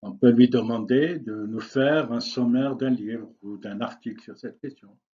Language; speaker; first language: French; non-native, local second language; Arabic